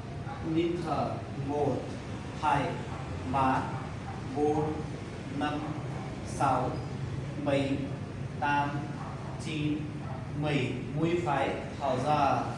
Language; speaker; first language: Vietnamese; non-native, learner; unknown